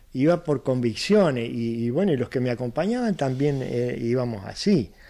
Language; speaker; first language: Spanish; native; Spanish